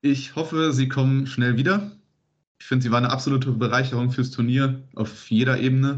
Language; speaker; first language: German; native; German